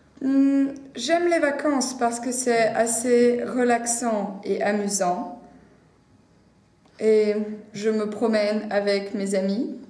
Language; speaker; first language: French; non-native, learner; English